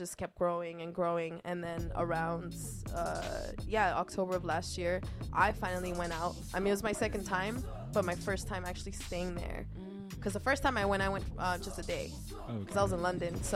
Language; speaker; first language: English; early bilingual, other home language; Spanish